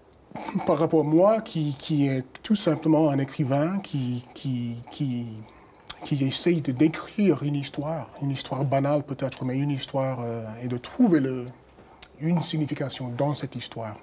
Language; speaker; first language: French; non-native, fluent; English